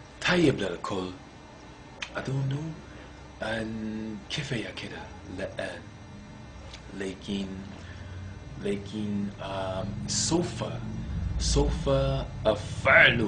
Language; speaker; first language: Arabic; non-native, learner; English